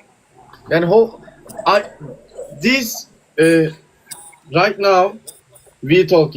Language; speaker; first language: English; non-native, learner; Turkish